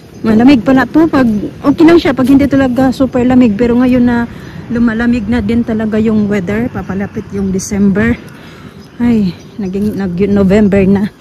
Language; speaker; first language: Filipino; non-native, local second language; Cebuano